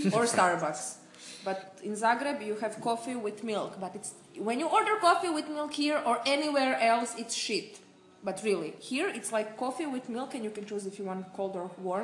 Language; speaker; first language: English; non-native, fluent; Croatian